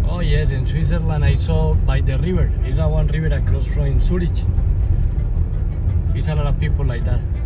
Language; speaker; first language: English; non-native, fluent; Spanish